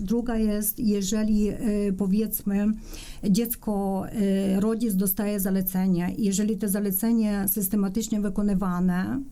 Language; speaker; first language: Polish; non-native, fluent; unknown